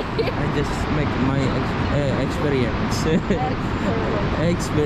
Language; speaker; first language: English; non-native, learner; Javanese